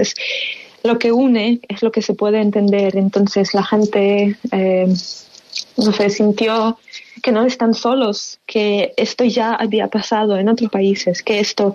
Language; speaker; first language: Spanish; non-native, fluent; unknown